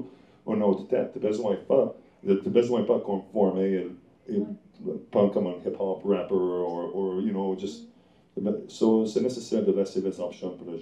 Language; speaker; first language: French; non-native, learner; English